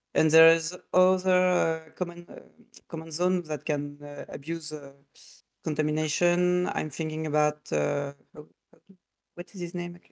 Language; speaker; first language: English; non-native, fluent; French